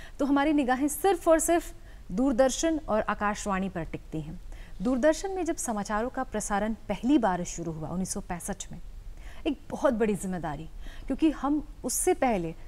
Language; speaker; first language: Hindi; native; Hindi